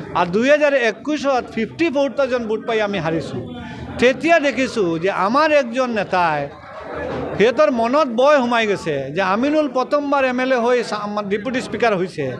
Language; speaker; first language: Assamese; non-native, local second language; Bangla